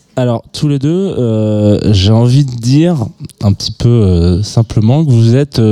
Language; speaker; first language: French; native; French